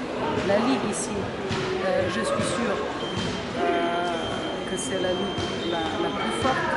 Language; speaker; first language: French; non-native, fluent; Serbian